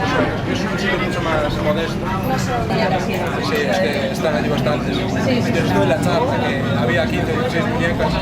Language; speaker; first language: Spanish; non-native, learner; Japanese